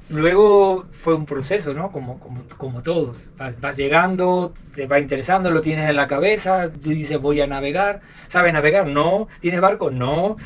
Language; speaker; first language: Spanish; native; Spanish